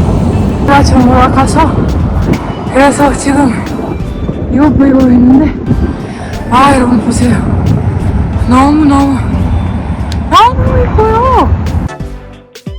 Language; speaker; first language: Korean; non-native, learner; Ukrainian